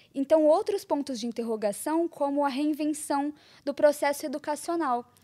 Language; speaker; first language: Portuguese; native; Portuguese